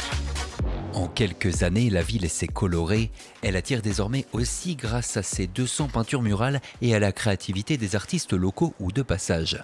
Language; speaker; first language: French; native; French